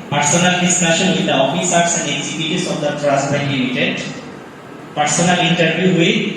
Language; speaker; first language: English; non-native, local second language; Bangla